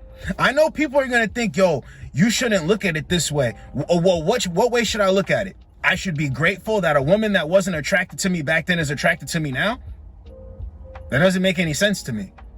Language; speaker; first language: English; native; English